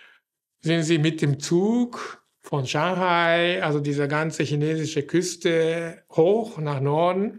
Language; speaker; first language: German; non-native, fluent; Japanese